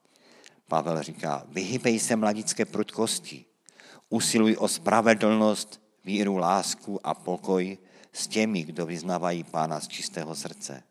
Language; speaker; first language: Czech; native; Czech